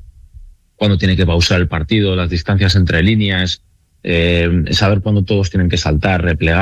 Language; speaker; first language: Spanish; native; Spanish